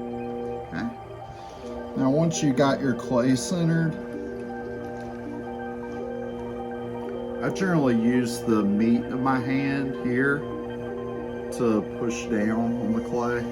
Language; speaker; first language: English; native; English